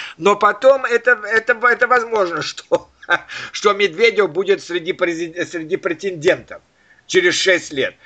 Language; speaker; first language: Russian; native; Russian